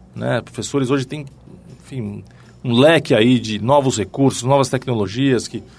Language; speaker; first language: Portuguese; native; Portuguese